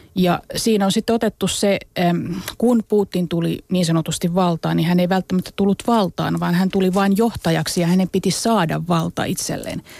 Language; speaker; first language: Finnish; native; Finnish